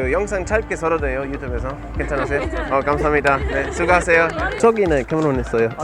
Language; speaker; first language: Korean; non-native, learner; English